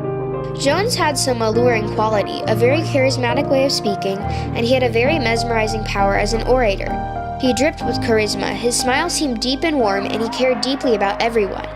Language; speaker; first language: English; native; English